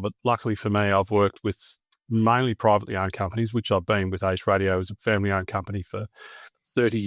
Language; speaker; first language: English; native; English